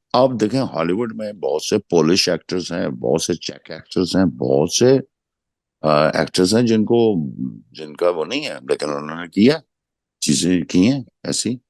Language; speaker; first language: Urdu; non-native, local second language; Punjabi